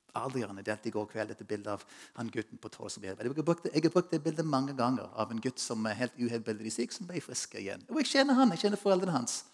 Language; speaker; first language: Norwegian; non-native, fluent; English